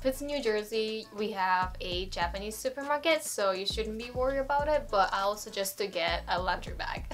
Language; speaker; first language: English; non-native, fluent; Japanese